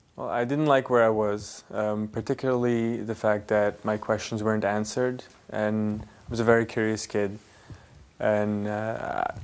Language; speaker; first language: English; early bilingual, other home language; Yiddish